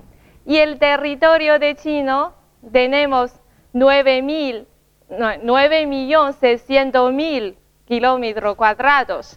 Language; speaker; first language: Spanish; non-native, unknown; Chinese